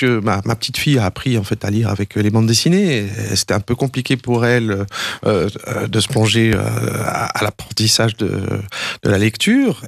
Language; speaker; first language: French; native; French